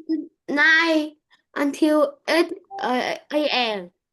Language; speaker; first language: English; non-native, learner; Vietnamese